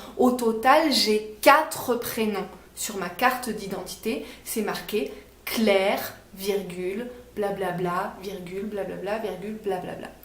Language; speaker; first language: French; native; French